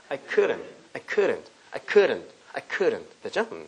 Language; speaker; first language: English; non-native, fluent; Korean